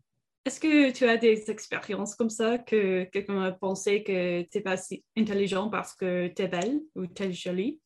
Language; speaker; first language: French; non-native, learner; English